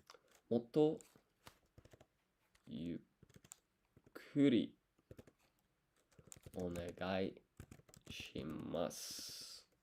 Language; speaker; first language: Japanese; non-native, learner; English